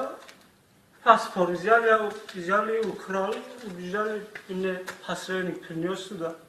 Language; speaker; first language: Russian; non-native, learner; Tajik